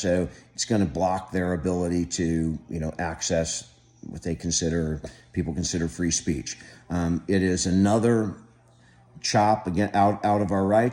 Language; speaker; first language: English; native; English